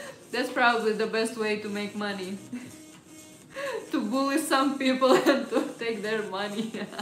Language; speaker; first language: English; non-native, fluent; Russian